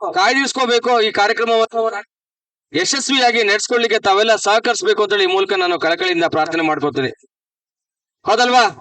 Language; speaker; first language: Kannada; native; Kannada